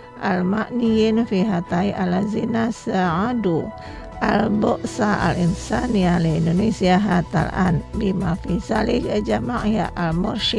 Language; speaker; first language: Arabic; non-native, fluent; Indonesian